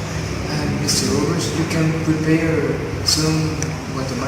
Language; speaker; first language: English; non-native, learner; Spanish